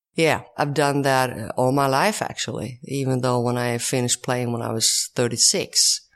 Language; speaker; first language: English; non-native, fluent; Swedish